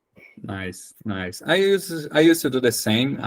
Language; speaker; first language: English; non-native, fluent; Portuguese